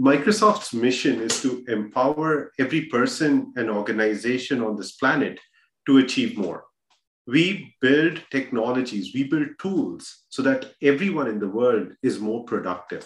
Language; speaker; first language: English; non-native, local second language; Hindi